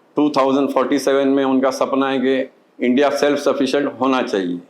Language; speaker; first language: Hindi; non-native, local second language; Marathi